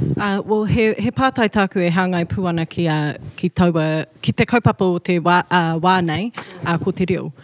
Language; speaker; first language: Māori; non-native, local second language; English